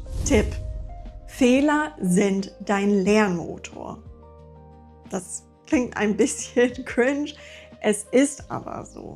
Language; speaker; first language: German; non-native, fluent; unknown